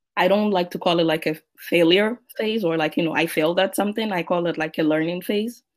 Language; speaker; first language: English; non-native, local second language; Akan